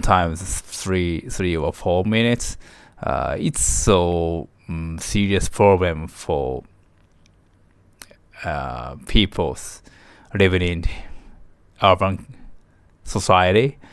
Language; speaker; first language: English; non-native, learner; Japanese